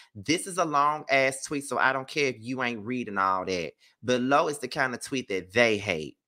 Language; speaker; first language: English; native; English